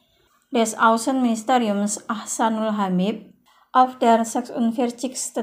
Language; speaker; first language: German; non-native, fluent; Indonesian